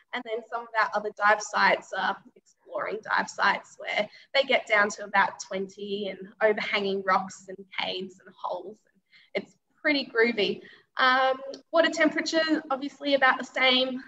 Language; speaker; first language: English; native; English